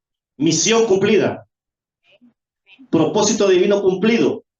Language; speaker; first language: Spanish; native; Spanish